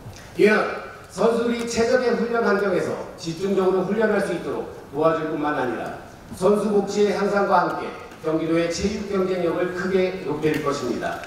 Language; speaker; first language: Korean; native; Korean